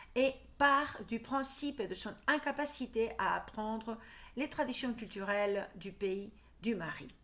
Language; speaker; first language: French; non-native, fluent; Spanish